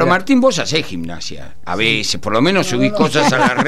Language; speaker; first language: Spanish; native; Spanish